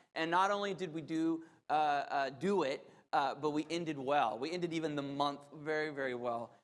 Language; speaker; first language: English; native; English